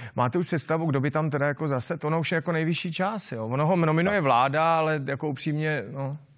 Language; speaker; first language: Czech; native; Czech